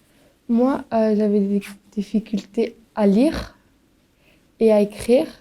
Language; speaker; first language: French; early bilingual, other home language; Albanian